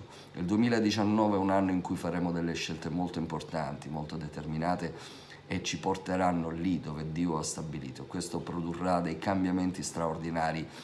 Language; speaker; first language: Italian; native; Italian